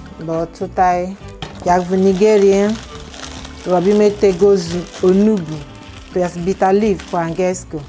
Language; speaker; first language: Polish; non-native, learner; Igbo